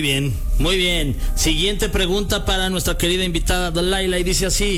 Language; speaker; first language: Spanish; native; Spanish